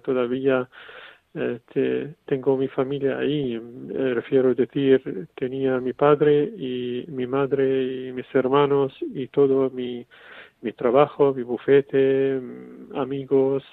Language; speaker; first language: Spanish; non-native, fluent; Arabic